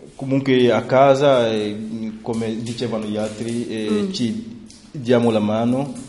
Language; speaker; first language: Italian; non-native, fluent; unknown